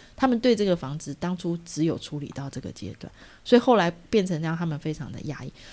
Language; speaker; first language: Chinese; native; Chinese